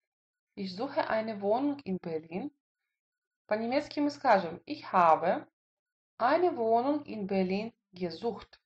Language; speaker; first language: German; non-native, fluent; Russian